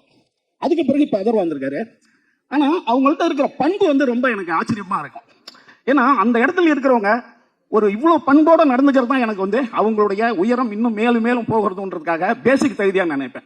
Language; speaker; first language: Tamil; native; Tamil